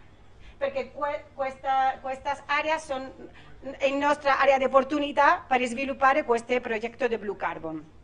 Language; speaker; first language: Italian; non-native, learner; Spanish